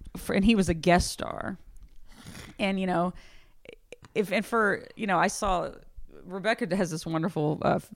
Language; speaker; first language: English; native; English